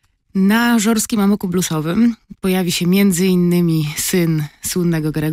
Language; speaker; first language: Polish; native; Polish